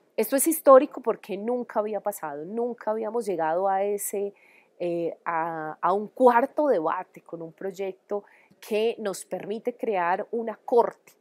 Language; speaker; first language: Spanish; native; Spanish